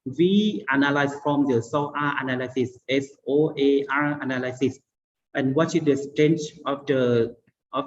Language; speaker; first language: English; non-native, learner; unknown